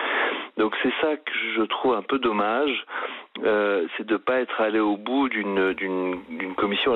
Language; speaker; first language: French; native; French